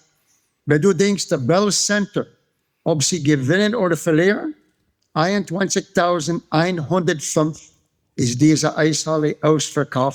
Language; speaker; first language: German; non-native, fluent; English